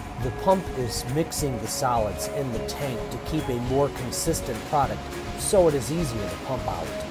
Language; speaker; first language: English; native; English